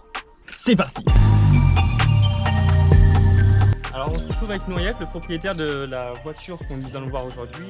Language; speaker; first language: French; native; French